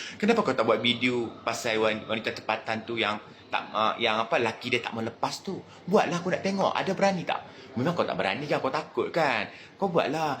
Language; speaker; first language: Malay; native; Malay